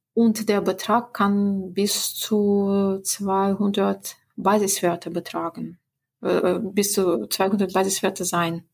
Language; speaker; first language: German; non-native, fluent; Russian